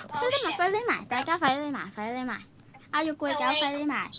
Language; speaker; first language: Chinese; native; Chinese